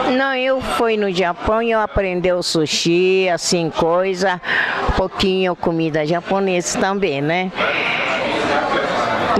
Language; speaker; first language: Portuguese; non-native, local second language; Japanese